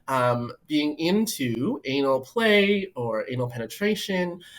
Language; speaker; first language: English; native; English